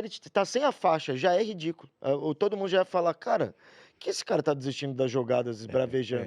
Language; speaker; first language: Portuguese; native; Portuguese